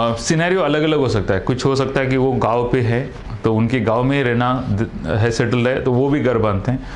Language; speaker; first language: Hindi; non-native, local second language; Tamil